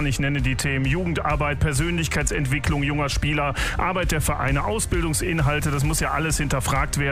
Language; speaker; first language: German; native; German